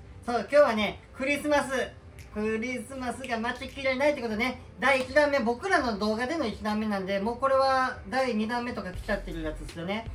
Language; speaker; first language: Japanese; native; Japanese